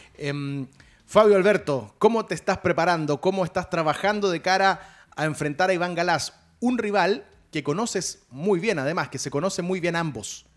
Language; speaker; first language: Spanish; native; Spanish